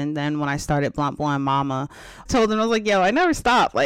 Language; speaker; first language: English; native; English